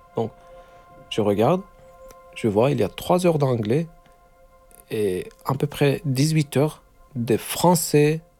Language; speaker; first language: French; non-native, learner; Turkish